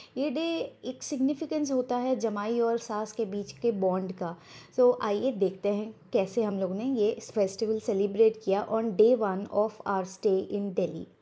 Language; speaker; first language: Hindi; non-native, local second language; Bangla